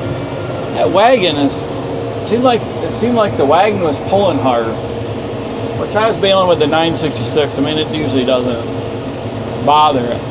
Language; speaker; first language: English; native; English